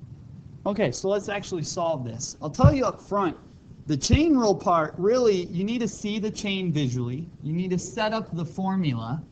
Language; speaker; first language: English; native; English